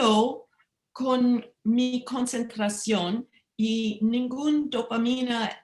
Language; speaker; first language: Spanish; non-native, learner; English